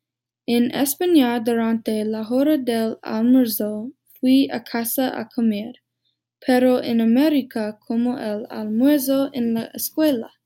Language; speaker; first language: Spanish; non-native, learner; English